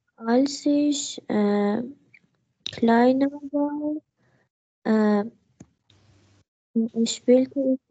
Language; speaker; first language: German; non-native, learner; Persian